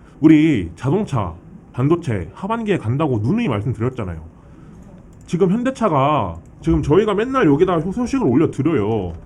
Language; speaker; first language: Korean; early bilingual, heritage; Korean